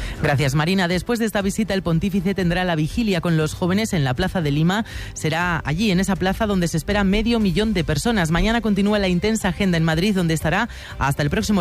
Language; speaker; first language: Spanish; native; Spanish